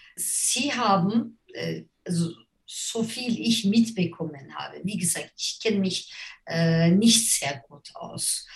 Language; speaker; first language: German; non-native, fluent; Turkish